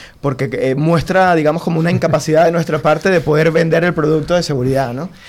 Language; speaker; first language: Spanish; native; Spanish